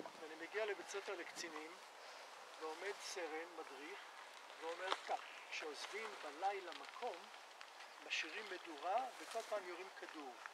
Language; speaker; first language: Hebrew; native; Hebrew